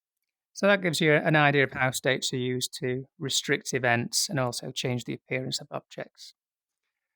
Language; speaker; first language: English; native; English